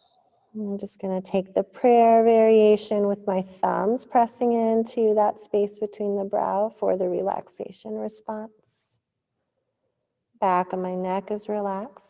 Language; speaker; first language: English; native; English